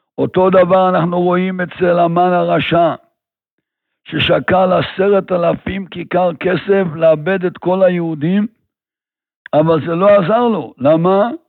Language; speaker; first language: Hebrew; native; Hebrew